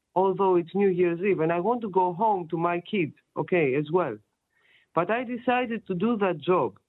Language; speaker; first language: English; non-native, fluent; Greek